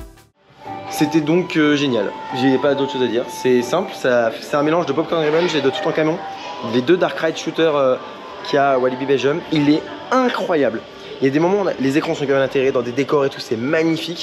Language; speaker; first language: French; native; French